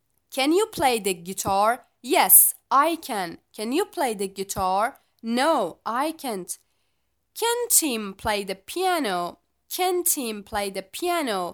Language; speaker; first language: English; non-native, fluent; Persian